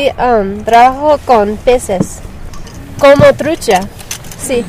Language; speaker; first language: Spanish; non-native, learner; English